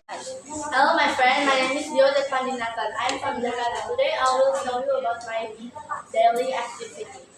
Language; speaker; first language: English; non-native, learner; Indonesian